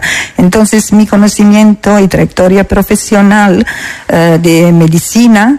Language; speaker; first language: Spanish; non-native, learner; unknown